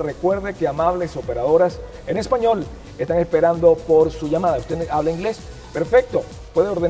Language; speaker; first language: Spanish; native; Spanish